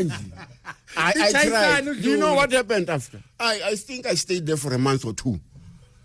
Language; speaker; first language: English; non-native, local second language; Zulu